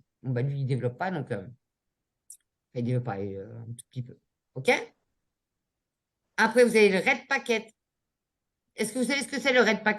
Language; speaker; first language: French; native; French